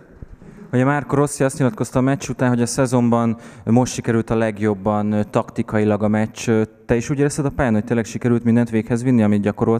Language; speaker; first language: Hungarian; native; Hungarian